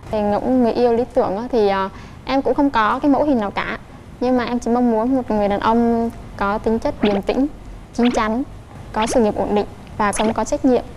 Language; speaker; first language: Vietnamese; native; Vietnamese